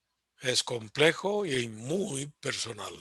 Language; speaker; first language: Spanish; early bilingual, heritage; Spanish